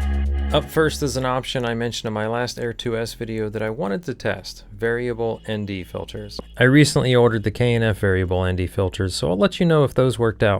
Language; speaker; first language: English; native; English